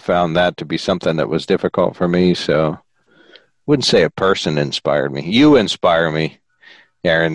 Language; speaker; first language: English; native; English